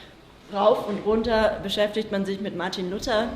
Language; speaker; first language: German; native; German